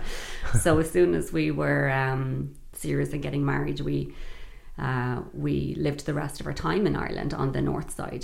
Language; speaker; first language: English; native; English